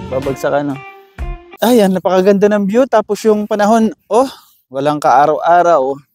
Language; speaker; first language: Filipino; non-native, local second language; Waray